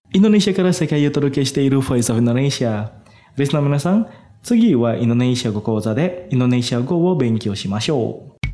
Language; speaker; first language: Japanese; non-native, fluent; Indonesian